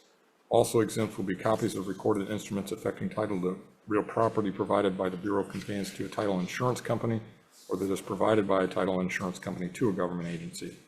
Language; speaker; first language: English; native; English